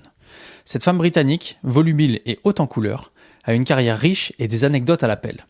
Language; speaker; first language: French; native; French